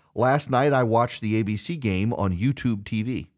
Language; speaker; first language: English; native; English